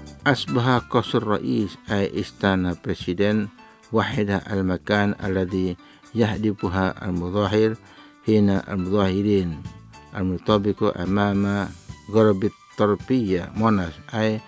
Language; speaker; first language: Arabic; non-native, fluent; Indonesian